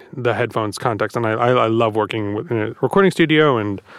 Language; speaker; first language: English; native; English